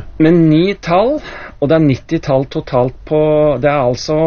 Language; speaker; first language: Norwegian; native; Norwegian